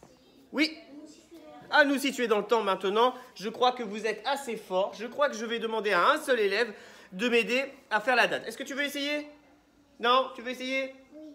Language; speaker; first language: French; native; French